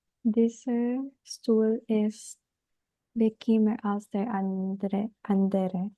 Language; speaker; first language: German; non-native, learner; Filipino